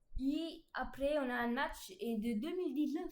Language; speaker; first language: French; non-native, learner; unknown